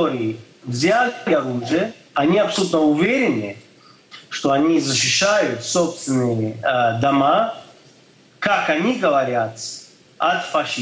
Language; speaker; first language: Russian; non-native, fluent; English